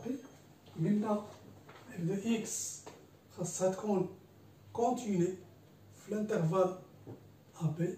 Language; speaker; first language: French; non-native, local second language; Arabic